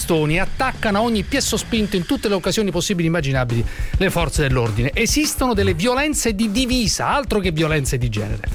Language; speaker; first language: Italian; native; Italian